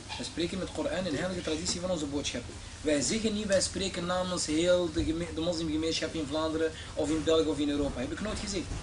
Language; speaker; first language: Dutch; early bilingual, other home language; Arabic